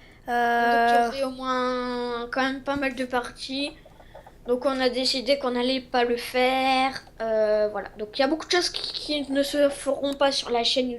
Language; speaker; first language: French; native; French